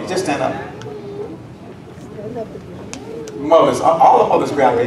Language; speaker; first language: English; native; English